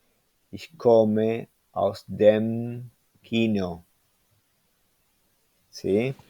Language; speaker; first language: German; non-native, fluent; Spanish